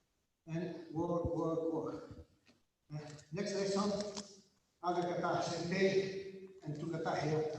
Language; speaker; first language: English; non-native, learner; Italian